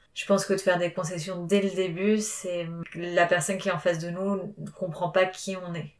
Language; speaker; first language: French; non-native, fluent; Spanish